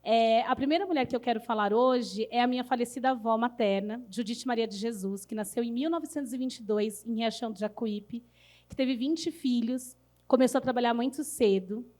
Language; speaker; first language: Portuguese; native; Portuguese